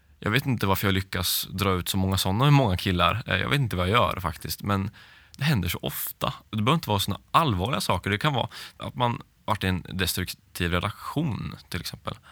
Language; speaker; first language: Swedish; native; Swedish